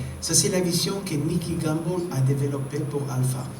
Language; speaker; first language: French; non-native, fluent; Spanish